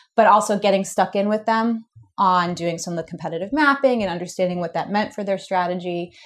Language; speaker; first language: English; native; English